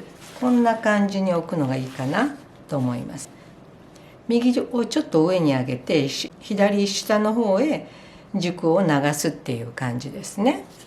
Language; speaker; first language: Japanese; native; Japanese